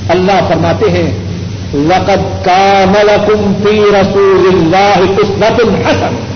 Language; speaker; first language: Urdu; non-native, local second language; Punjabi